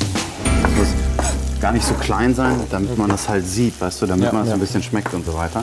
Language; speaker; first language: German; native; German